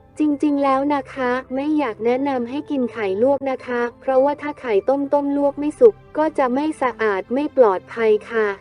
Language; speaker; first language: Thai; native; Thai